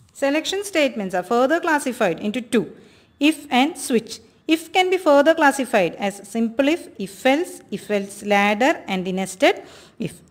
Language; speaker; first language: English; non-native, local second language; Malayalam